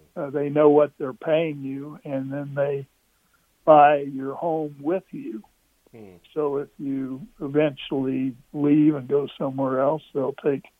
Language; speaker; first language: English; native; English